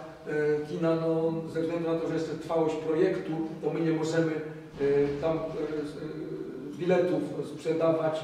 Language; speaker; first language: Polish; native; Polish